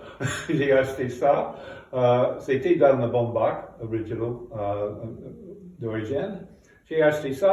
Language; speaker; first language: French; non-native, fluent; English